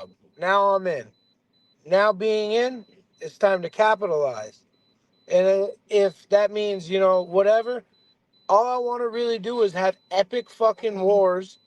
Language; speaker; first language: English; native; English